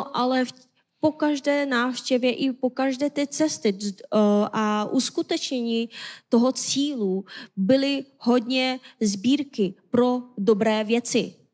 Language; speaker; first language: Czech; non-native, fluent; Korean